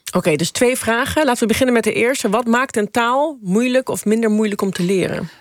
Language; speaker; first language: Dutch; native; Dutch